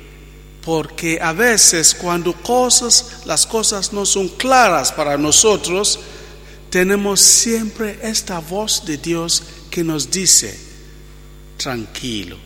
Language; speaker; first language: Spanish; non-native, fluent; Italian